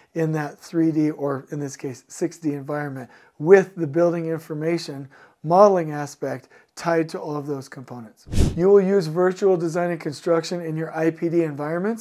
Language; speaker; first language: English; native; English